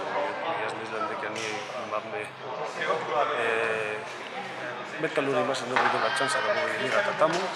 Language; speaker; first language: Macedonian; non-native, learner; Spanish